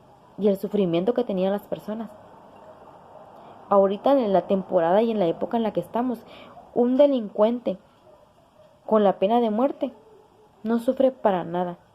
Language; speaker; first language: Spanish; native; Spanish